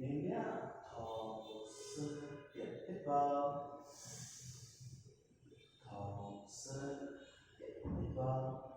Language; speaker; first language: Vietnamese; non-native, learner; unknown